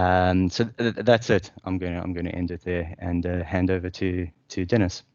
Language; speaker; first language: English; native; English